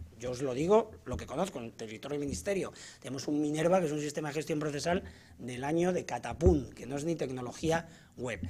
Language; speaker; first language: Spanish; native; Spanish